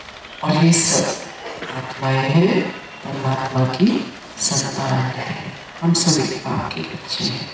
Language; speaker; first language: Hindi; native; Hindi